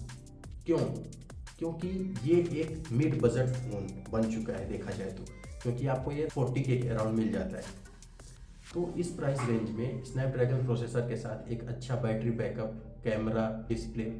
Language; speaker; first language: Hindi; native; Hindi